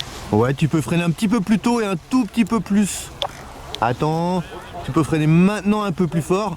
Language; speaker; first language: French; native; French